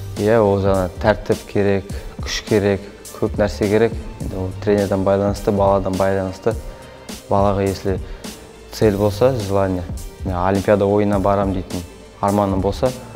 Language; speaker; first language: Kazakh; non-native, local second language; Russian